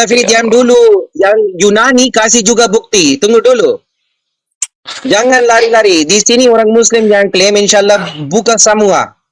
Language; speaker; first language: Indonesian; non-native, fluent; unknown